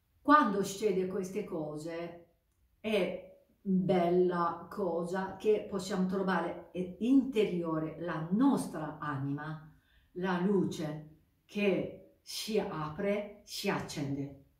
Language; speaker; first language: Italian; non-native, fluent; Japanese